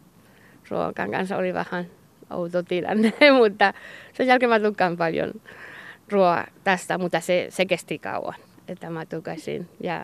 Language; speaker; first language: Finnish; non-native, learner; Basque